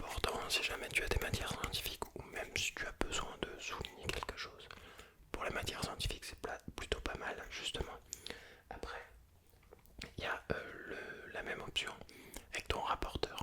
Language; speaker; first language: French; native; French